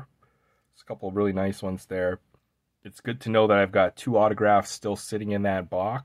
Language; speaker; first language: English; native; English